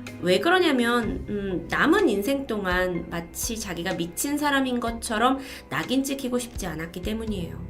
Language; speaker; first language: Korean; native; Korean